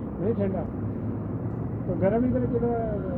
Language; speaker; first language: Hindi; non-native, learner; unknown